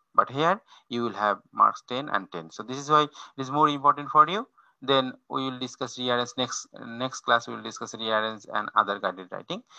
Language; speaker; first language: English; non-native, local second language; Bangla